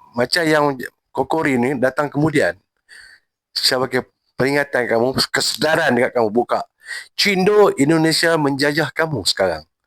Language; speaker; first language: Malay; native; Malay